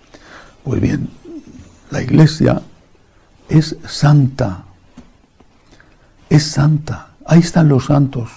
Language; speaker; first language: Spanish; native; Spanish